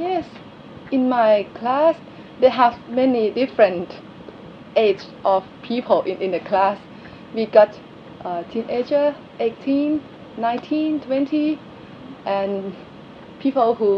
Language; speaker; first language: English; non-native, learner; Thai